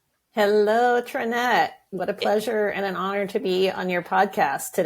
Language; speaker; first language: English; native; English